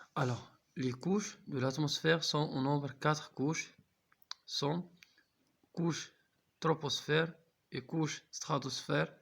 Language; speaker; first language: French; non-native, local second language; Arabic